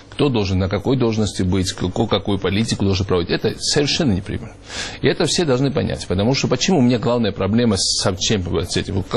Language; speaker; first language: Russian; non-native, local second language; Georgian